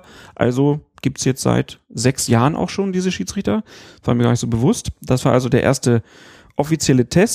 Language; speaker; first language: German; native; German